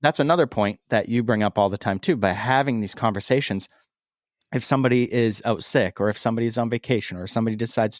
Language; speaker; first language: English; native; English